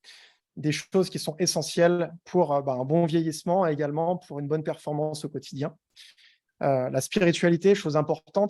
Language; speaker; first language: French; native; French